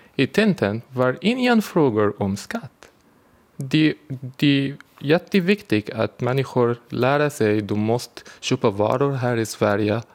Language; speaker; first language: Swedish; non-native, learner; Arabic